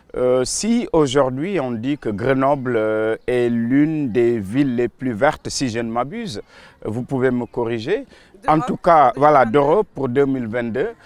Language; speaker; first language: French; non-native, local second language; Wolof